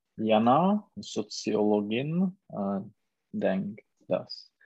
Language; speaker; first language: German; non-native, learner; Czech